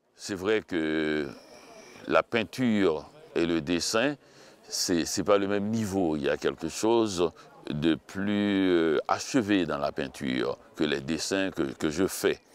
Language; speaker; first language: French; native; French